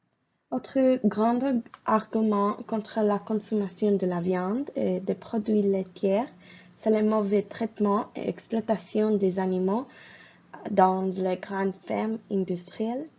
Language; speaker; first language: French; non-native, fluent; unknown